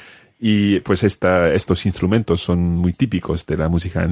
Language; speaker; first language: Spanish; non-native, fluent; English